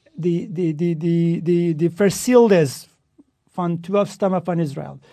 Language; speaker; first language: Afrikaans; non-native, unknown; Turkish